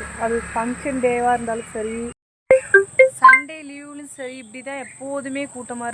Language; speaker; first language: Tamil; native; Tamil